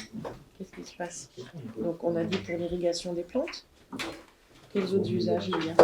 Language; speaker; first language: French; native; French